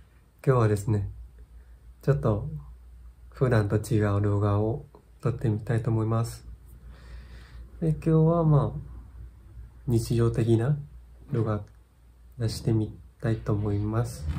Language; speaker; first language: Japanese; non-native, fluent; Vietnamese